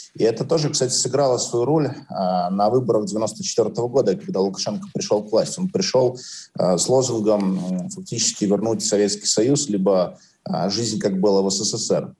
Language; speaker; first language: Russian; native; Russian